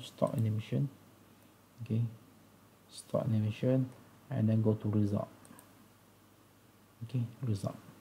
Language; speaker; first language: English; non-native, local second language; Malay